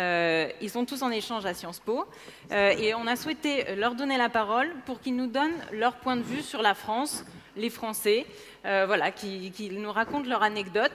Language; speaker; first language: French; native; French